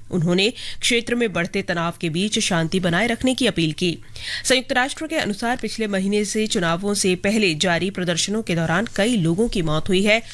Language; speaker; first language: Hindi; native; Hindi